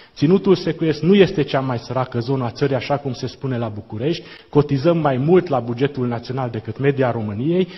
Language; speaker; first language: Romanian; non-native, local second language; Hungarian